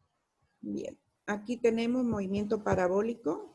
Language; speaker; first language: Spanish; native; Spanish